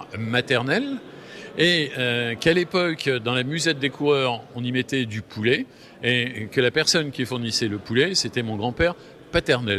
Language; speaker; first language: French; native; French